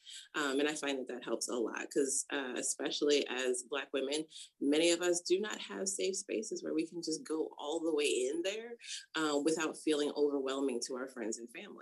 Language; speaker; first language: English; native; English